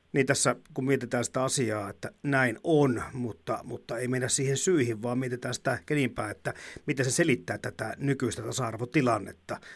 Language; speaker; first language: Finnish; native; Finnish